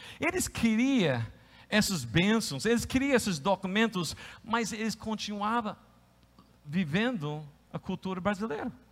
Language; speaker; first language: Portuguese; non-native, fluent; English